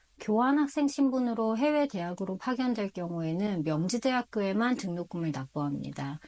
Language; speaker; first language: Korean; native; Korean